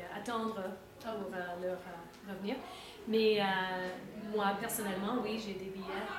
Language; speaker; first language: French; non-native, fluent; English